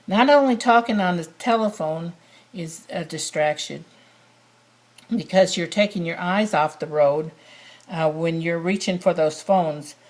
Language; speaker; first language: English; native; English